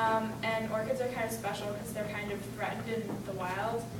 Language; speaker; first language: English; native; English